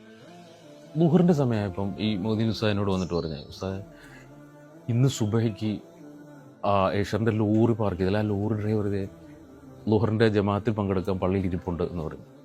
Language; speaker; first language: Malayalam; native; Malayalam